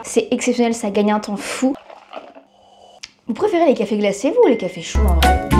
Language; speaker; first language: French; native; French